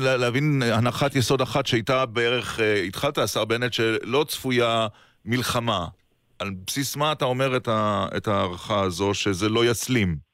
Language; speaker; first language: Hebrew; native; Hebrew